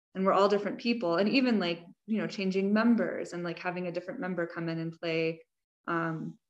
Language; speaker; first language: English; native; English